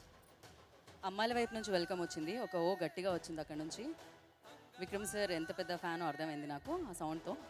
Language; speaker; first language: Telugu; native; Telugu